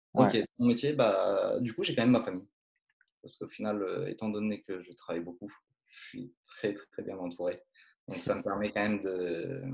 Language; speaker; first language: French; native; French